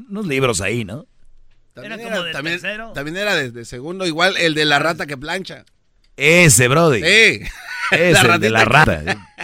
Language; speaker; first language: Spanish; native; Spanish